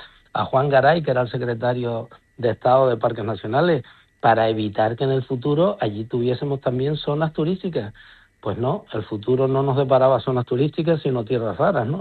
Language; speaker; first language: Spanish; native; Spanish